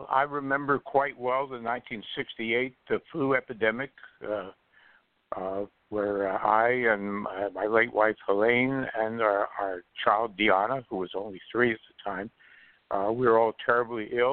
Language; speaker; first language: English; native; English